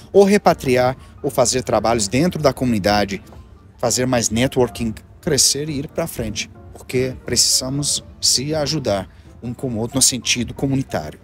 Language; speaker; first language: Portuguese; non-native, learner; Armenian